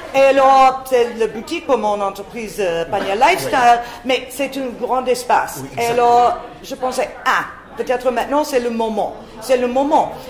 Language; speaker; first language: French; non-native, fluent; English